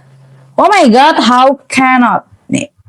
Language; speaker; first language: English; non-native, learner; Indonesian